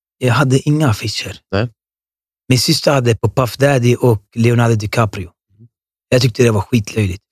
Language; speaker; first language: Swedish; early bilingual, other home language; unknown